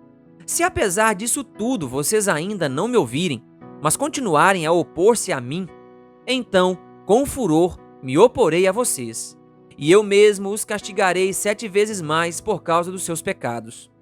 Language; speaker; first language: Portuguese; native; Portuguese